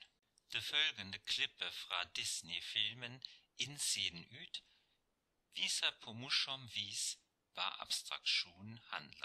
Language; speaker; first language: Norwegian; non-native, fluent; German